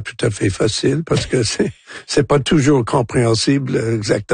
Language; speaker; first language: French; non-native, fluent; English